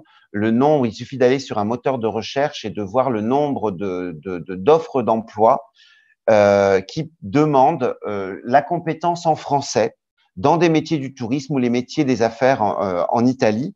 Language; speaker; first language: French; native; French